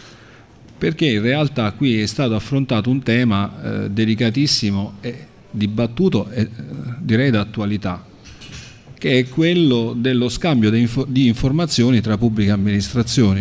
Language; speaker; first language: Italian; native; Italian